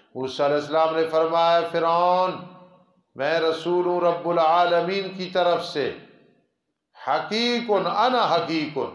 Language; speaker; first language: Urdu; non-native, local second language; Punjabi